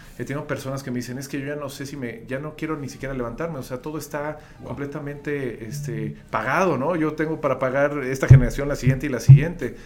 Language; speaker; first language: Spanish; native; Spanish